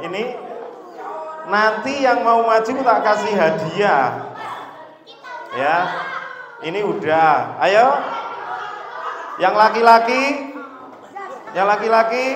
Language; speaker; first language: Indonesian; non-native, local second language; Javanese